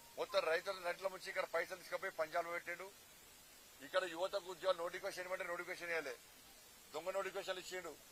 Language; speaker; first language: Telugu; native; Telugu